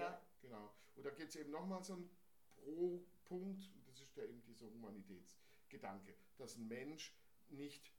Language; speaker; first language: German; native; German